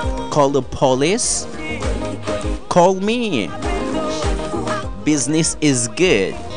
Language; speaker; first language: English; non-native, learner; Haitian Creole